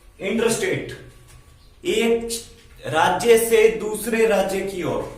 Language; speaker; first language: Hindi; native; Hindi